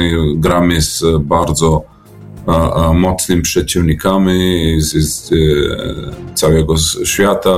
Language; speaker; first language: Polish; non-native, fluent; Serbian